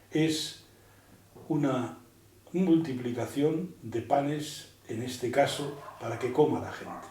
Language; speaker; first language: Spanish; native; Spanish